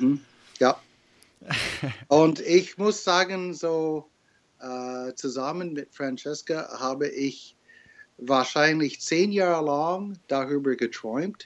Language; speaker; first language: German; non-native, fluent; English